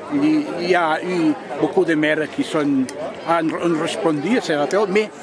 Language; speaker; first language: French; non-native, fluent; Catalan